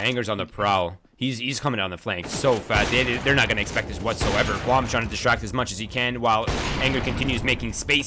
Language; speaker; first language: English; native; English